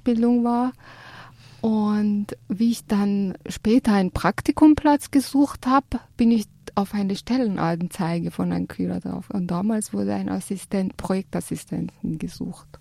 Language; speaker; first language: German; non-native, fluent; Persian